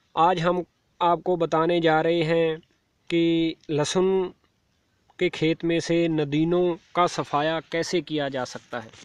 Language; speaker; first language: Hindi; non-native, local second language; Punjabi